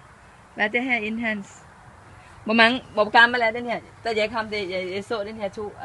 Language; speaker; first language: Danish; non-native, learner; Thai